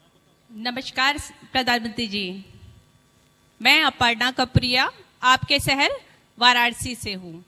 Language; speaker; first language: Hindi; native; Hindi